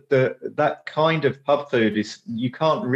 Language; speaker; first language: English; native; English